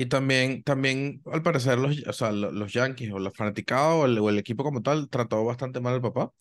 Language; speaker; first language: Spanish; native; Spanish